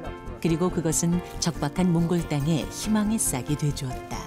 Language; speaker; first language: Korean; native; Korean